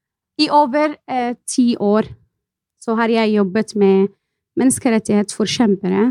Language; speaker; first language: Norwegian; non-native, fluent; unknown